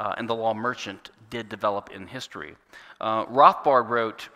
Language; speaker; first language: English; native; English